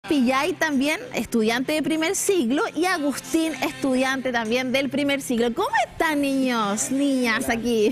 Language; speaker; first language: Spanish; native; Spanish